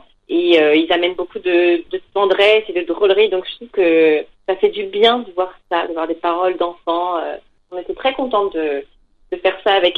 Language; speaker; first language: French; native; French